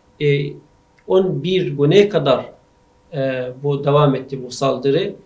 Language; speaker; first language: Turkish; non-native, learner; Arabic